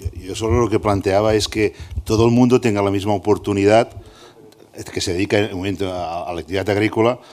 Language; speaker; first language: Spanish; non-native, local second language; Catalan